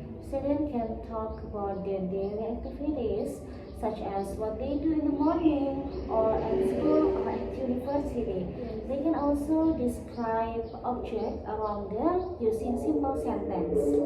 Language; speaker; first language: English; non-native, learner; Indonesian